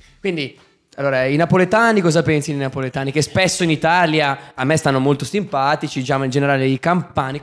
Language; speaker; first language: Italian; native; Italian